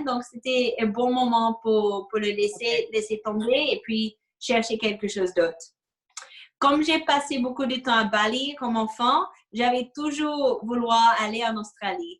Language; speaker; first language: French; non-native, fluent; English